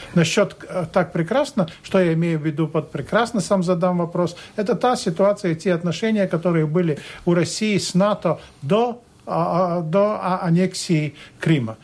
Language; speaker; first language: Russian; non-native, local second language; Latvian